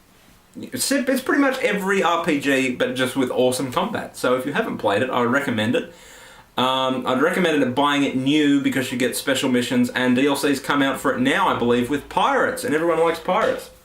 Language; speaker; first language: English; native; English